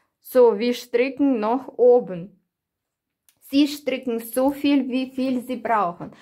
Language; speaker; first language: German; non-native, learner; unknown